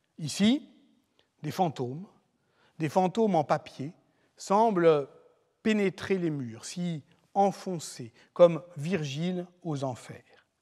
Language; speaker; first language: French; native; French